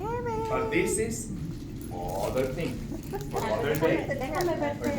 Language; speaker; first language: English; non-native, learner; Spanish